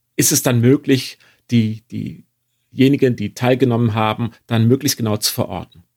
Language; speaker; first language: German; native; German